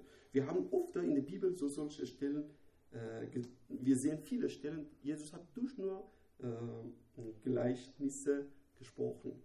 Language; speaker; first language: German; non-native, learner; Persian